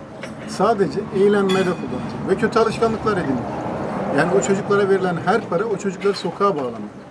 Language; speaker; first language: Turkish; native; Turkish